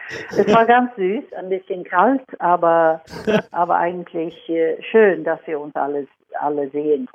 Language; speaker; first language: German; non-native, fluent; Swedish